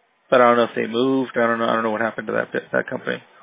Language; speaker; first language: English; early bilingual, other home language; Spanish